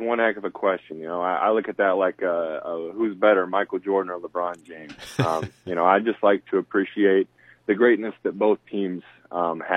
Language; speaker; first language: English; native; English